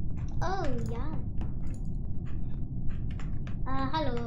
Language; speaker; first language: German; non-native, learner; English